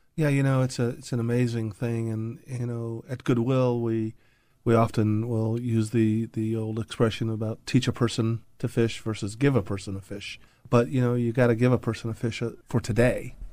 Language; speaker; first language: English; native; English